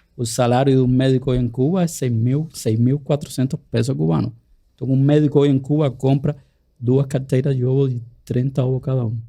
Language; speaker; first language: Portuguese; non-native, fluent; Spanish